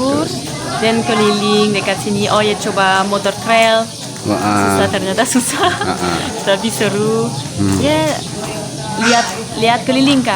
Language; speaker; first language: Indonesian; non-native, fluent; French